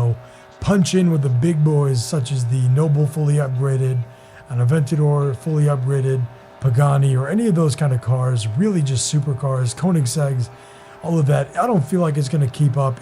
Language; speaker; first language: English; native; English